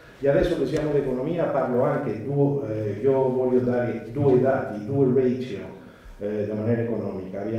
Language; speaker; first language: Italian; non-native, fluent; Spanish